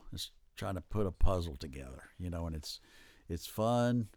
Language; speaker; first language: English; native; English